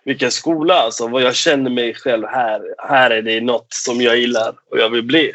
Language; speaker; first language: Swedish; non-native, fluent; Persian